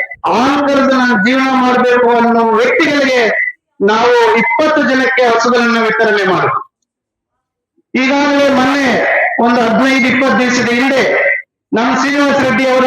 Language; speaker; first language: Kannada; native; Kannada